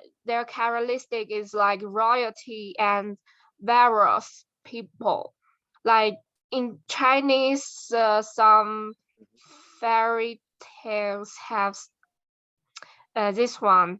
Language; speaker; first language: English; non-native, learner; Chinese